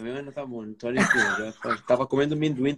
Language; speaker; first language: Portuguese; native; Portuguese